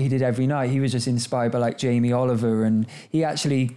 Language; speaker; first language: English; native; English